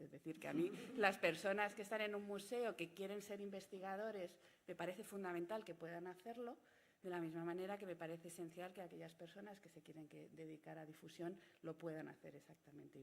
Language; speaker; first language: Spanish; native; Spanish